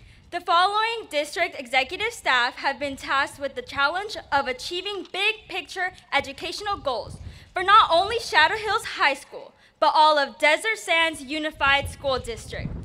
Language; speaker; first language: English; early bilingual, other home language; Spanish